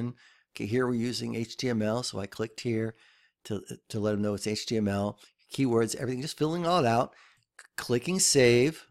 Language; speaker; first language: English; native; English